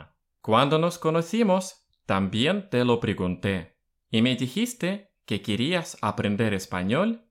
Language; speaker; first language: Spanish; non-native, fluent; Russian